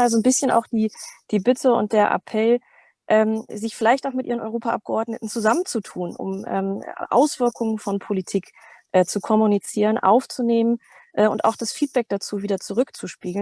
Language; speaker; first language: German; native; German